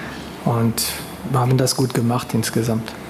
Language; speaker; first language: German; non-native, local second language; French